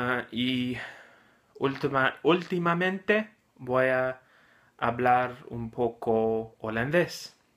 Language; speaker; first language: Spanish; non-native, learner; English